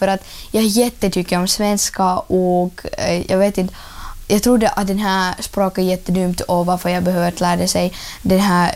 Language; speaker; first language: Swedish; early bilingual, other home language; Russian